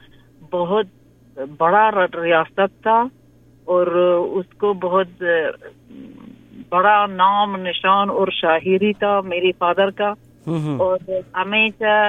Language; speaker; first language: Hindi; non-native, learner; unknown